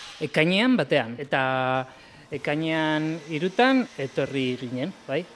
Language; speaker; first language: Basque; non-native, local second language; Spanish